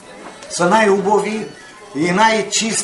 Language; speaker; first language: Bulgarian; early bilingual, heritage; Bulgarian